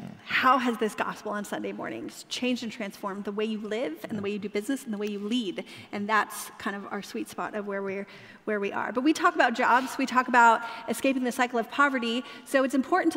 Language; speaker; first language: English; native; English